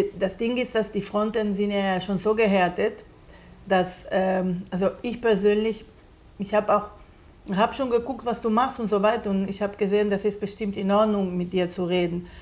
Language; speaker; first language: German; non-native, fluent; Spanish